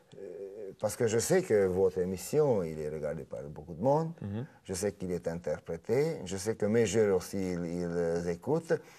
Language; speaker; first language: French; non-native, fluent; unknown